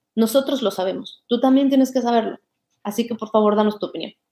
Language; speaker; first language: Spanish; native; Spanish